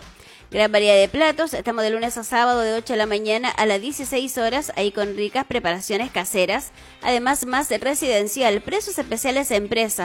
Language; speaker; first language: Spanish; native; Spanish